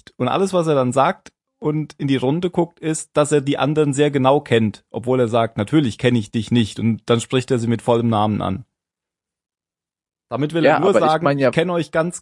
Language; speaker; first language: German; native; German